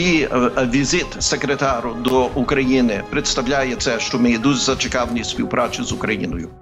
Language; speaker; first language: Ukrainian; early bilingual, heritage; Ukrainian